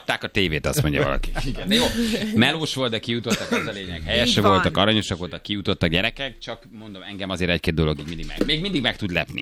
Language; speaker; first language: Hungarian; native; Hungarian